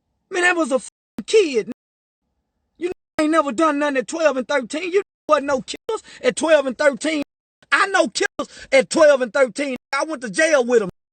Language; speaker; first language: English; native; English